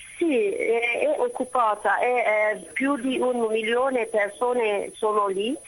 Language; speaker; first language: Italian; non-native, fluent; Turkish